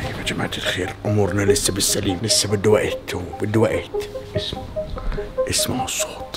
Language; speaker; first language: Arabic; native; Arabic